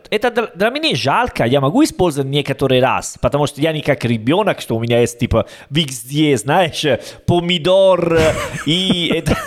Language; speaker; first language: Russian; non-native, learner; Italian